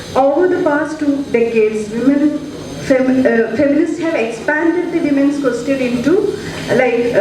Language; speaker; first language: English; non-native, local second language; Malayalam